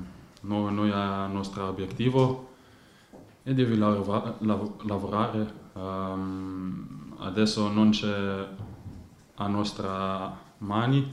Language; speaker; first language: Italian; non-native, learner; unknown